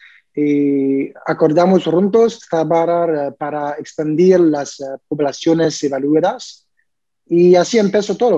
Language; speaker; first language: Spanish; non-native, learner; French